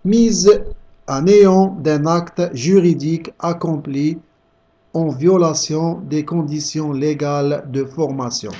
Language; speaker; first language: French; non-native, local second language; Arabic